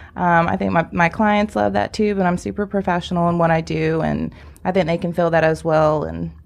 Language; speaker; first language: English; native; English